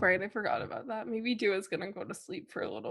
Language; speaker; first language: English; native; English